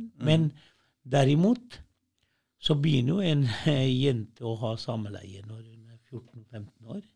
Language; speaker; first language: Norwegian; early bilingual, other home language; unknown